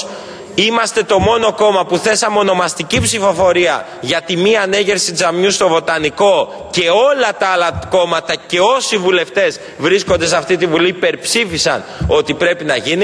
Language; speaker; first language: Greek; native; Greek